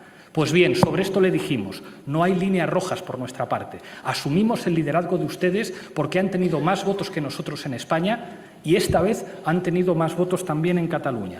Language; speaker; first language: Spanish; native; Spanish